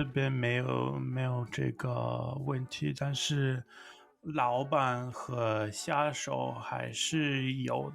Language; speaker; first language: Chinese; non-native, fluent; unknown